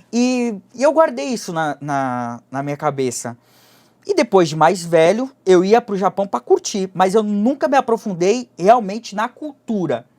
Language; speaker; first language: Portuguese; early bilingual, other home language; Japanese